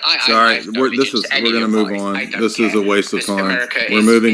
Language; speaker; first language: English; native; English